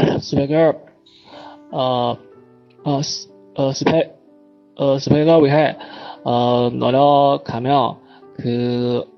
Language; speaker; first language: Korean; non-native, learner; Chinese